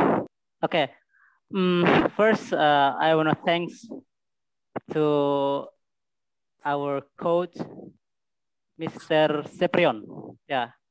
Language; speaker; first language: English; non-native, learner; Indonesian